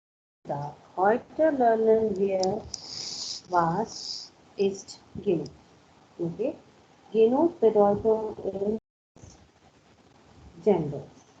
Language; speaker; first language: German; non-native, learner; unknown